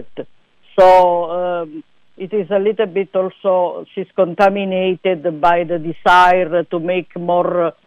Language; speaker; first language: English; non-native, fluent; Italian